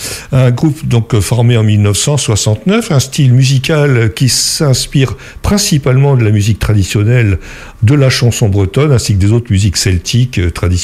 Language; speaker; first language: French; native; French